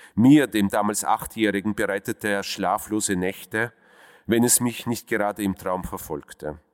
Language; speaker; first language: German; early bilingual, other home language; Russian